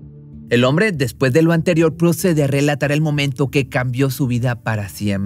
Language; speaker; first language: Spanish; native; Spanish